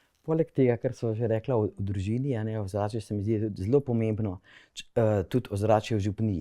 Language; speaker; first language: Slovenian; native; Slovenian